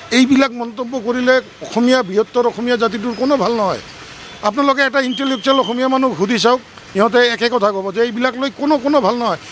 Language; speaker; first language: Assamese; non-native, local second language; Bangla